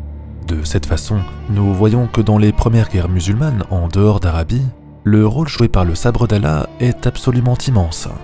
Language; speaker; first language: French; native; French